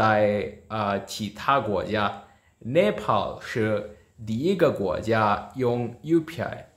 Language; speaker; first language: Chinese; non-native, learner; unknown